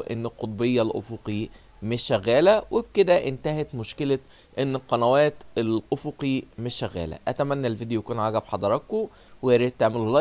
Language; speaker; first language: Arabic; native; Arabic